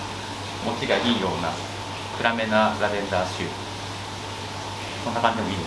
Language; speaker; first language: Japanese; native; Japanese